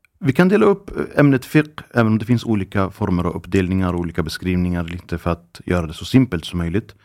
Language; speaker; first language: Swedish; early bilingual, other home language; Arabic